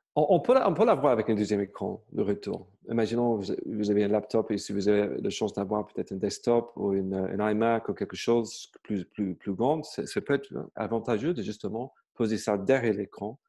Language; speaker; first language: French; non-native, fluent; English